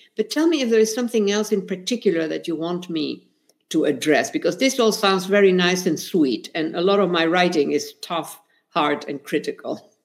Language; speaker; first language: English; non-native, fluent; Spanish